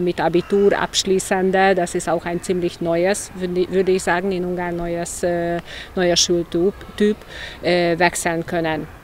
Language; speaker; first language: German; non-native, local second language; Hungarian